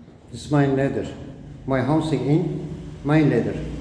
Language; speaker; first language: English; non-native, learner; Turkish